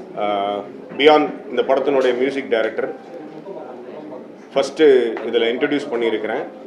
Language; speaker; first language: Tamil; native; Tamil